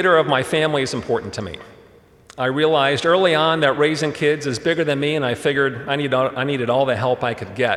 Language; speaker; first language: English; early bilingual, other home language; German